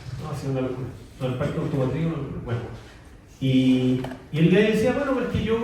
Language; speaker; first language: Spanish; native; Spanish